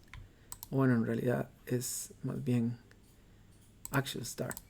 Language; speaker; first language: Spanish; native; Spanish